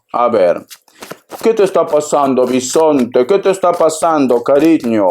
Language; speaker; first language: Spanish; native; Spanish